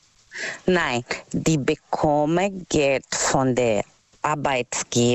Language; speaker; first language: German; non-native, learner; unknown